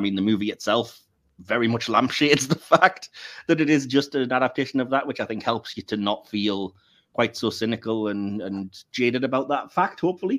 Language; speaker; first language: English; native; English